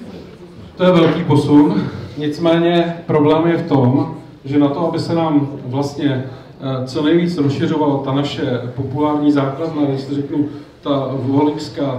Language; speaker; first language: Czech; native; Czech